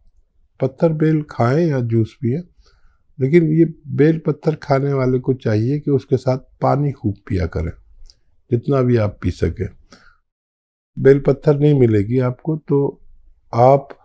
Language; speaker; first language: Hindi; native; Hindi